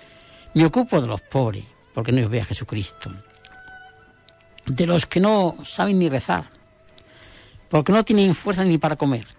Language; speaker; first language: Spanish; native; Spanish